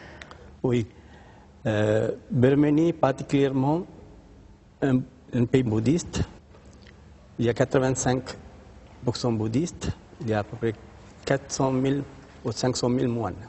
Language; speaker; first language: French; non-native, fluent; Sinhala